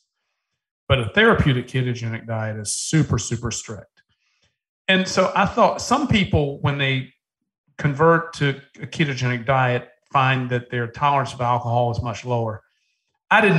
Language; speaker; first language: English; native; English